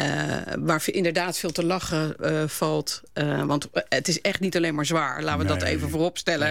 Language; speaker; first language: Dutch; native; Dutch